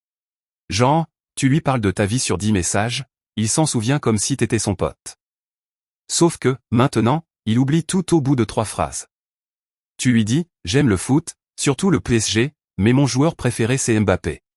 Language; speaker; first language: French; native; French